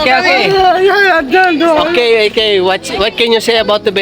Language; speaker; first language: English; non-native, local second language; Filipino